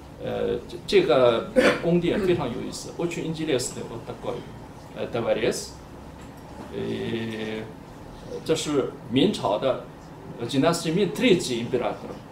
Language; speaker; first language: Russian; non-native, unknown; Chinese